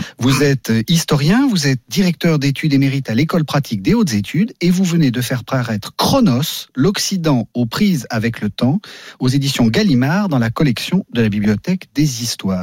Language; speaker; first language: French; native; French